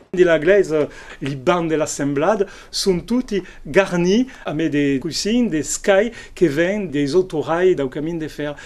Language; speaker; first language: Occitan; non-native, local second language; French